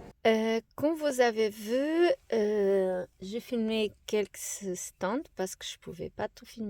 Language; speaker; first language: French; non-native, fluent; Portuguese